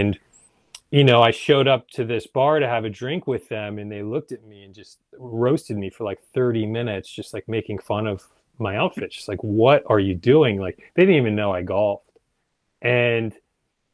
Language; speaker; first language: English; native; English